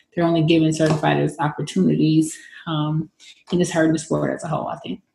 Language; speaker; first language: English; native; English